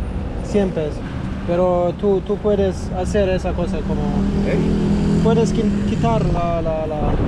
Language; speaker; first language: Spanish; non-native, learner; Bosnian